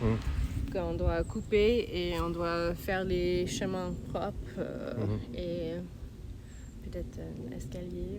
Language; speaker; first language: French; non-native, learner; English